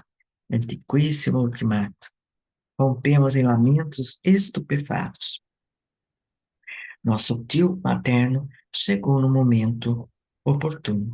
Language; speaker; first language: Portuguese; native; Portuguese